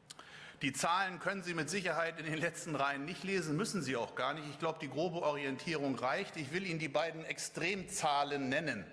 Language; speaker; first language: German; native; German